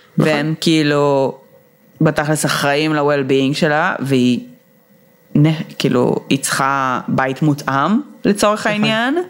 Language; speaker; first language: Hebrew; native; Hebrew